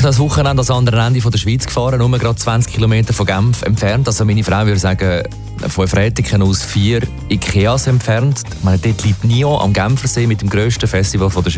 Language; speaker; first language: German; native; German